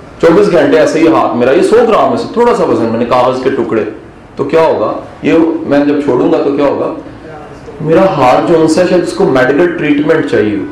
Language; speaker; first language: Urdu; non-native, local second language; Punjabi